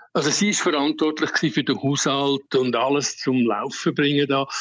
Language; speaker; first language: German; native; German